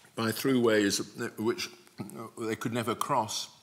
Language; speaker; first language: English; native; English